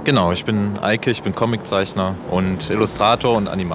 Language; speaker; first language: German; native; German